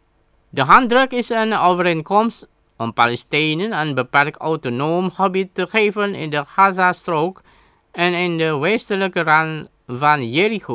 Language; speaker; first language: Dutch; non-native, learner; Indonesian